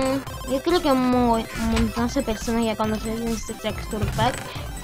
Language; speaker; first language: Spanish; native; Spanish